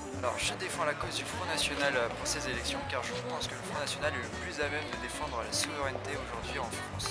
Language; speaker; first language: French; native; French